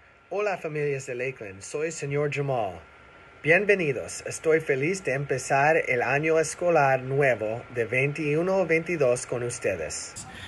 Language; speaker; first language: Spanish; non-native, learner; English